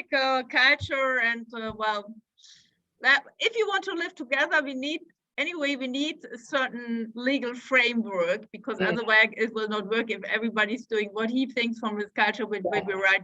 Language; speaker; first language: English; non-native, fluent; German